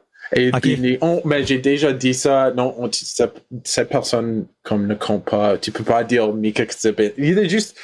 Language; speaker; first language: French; non-native, learner; English